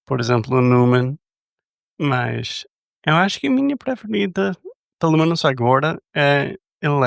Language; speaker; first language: Portuguese; non-native, fluent; English